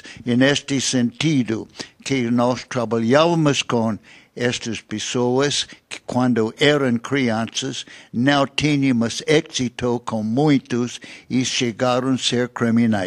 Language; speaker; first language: Portuguese; non-native, fluent; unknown